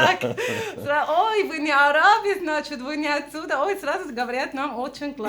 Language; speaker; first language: Russian; non-native, fluent; Arabic